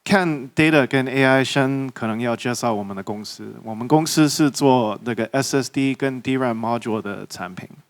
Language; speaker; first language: Chinese; early bilingual, heritage; English